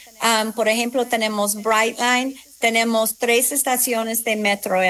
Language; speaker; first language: Spanish; non-native, fluent; English